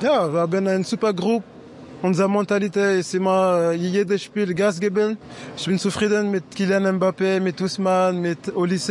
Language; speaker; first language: German; non-native, learner; French